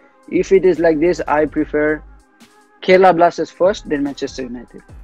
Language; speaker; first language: English; non-native, local second language; Tamil